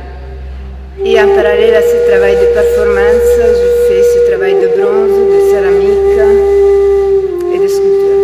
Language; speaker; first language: French; non-native, fluent; Italian